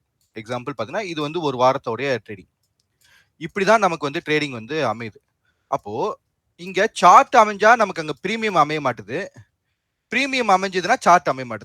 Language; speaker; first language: Tamil; native; Tamil